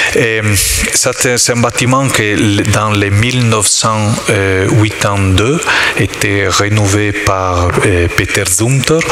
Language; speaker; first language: French; non-native, learner; Italian